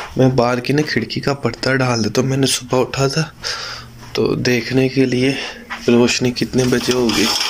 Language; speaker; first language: Urdu; non-native, local second language; Punjabi